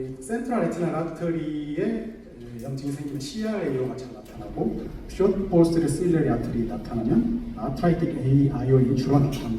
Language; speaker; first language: Korean; native; Korean